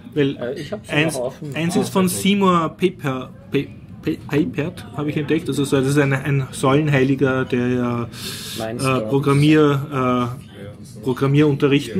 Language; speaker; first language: German; native; German